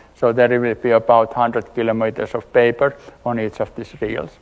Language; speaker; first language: English; non-native, fluent; Finnish